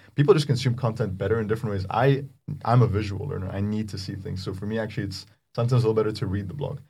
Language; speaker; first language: English; non-native, fluent; Arabic